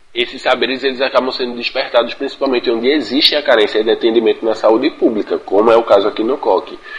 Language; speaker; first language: Portuguese; native; Portuguese